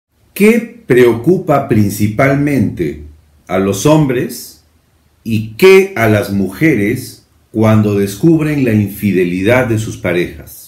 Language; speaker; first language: Spanish; native; Spanish